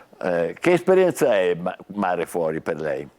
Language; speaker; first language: Italian; native; Italian